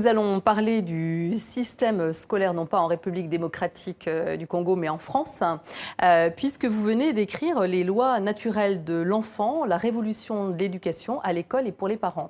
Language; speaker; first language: French; native; French